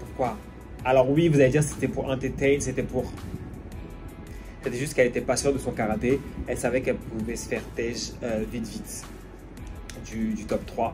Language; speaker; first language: French; native; French